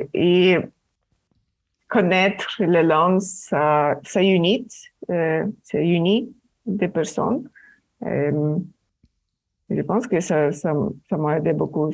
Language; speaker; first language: French; non-native, fluent; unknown